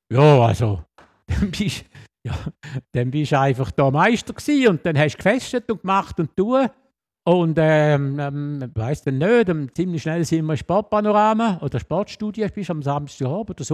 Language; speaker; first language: German; native; German